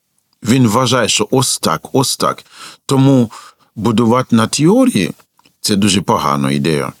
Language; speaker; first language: Ukrainian; non-native, fluent; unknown